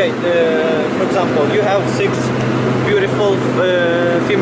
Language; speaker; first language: English; non-native, learner; Ukrainian